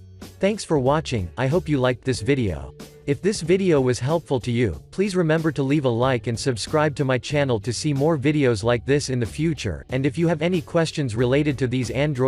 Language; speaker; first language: English; non-native, fluent; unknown